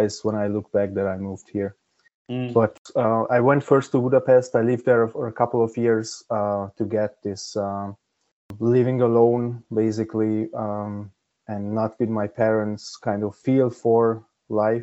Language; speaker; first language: English; non-native, fluent; Hungarian